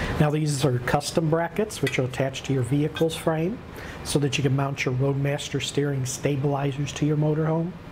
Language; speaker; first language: English; native; English